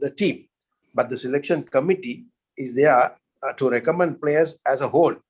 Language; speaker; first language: English; non-native, local second language; Sinhala